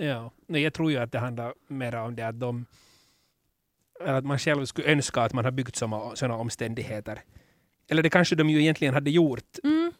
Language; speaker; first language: Swedish; native; Swedish